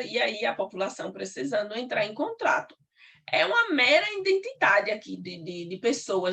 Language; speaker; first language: Portuguese; native; Portuguese